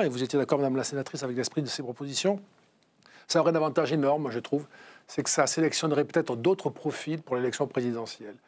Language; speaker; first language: French; native; French